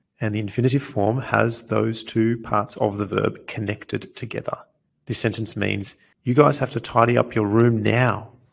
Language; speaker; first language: English; native; English